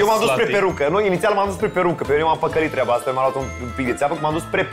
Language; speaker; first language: Romanian; native; Romanian